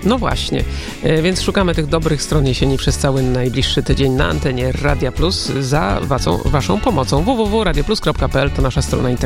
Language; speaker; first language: Polish; native; Polish